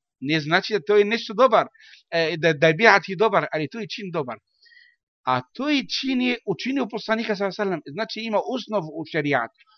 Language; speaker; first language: Bosnian; non-native, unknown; Arabic